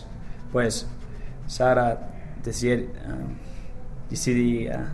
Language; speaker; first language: Spanish; non-native, learner; English